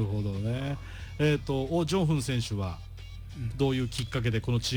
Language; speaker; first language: Japanese; native; Japanese